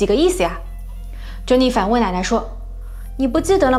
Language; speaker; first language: Chinese; native; Chinese